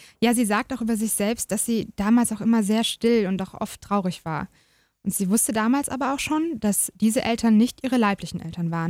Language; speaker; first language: German; native; German